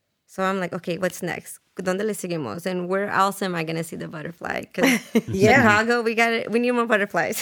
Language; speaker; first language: English; early bilingual, other home language; Spanish